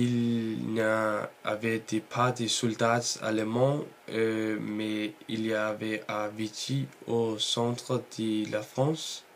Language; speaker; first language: French; non-native, learner; Norwegian